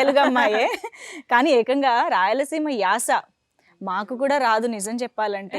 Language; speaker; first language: Telugu; native; Telugu